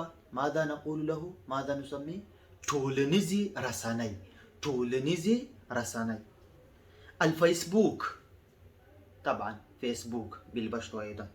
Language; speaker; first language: Arabic; non-native, fluent; Pashto